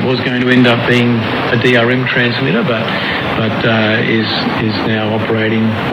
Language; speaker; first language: English; native; English